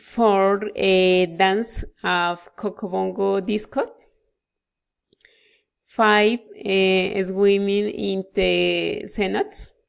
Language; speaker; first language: English; non-native, learner; Spanish